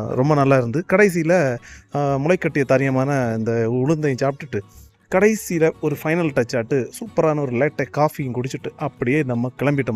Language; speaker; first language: Tamil; native; Tamil